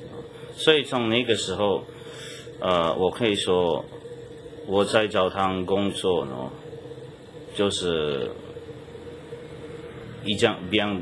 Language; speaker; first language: Chinese; non-native, fluent; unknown